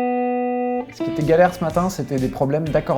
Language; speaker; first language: French; native; French